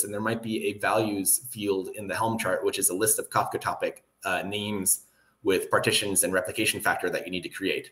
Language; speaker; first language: English; native; English